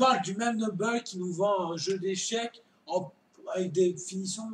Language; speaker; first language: French; native; French